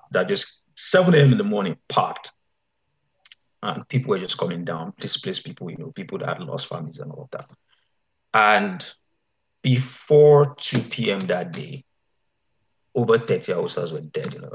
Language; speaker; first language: English; non-native, local second language; Yoruba